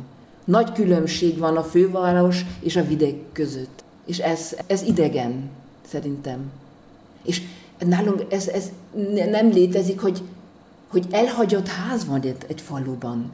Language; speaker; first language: Hungarian; non-native, fluent; German